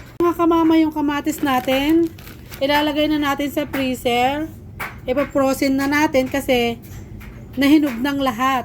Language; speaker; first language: Filipino; native; Filipino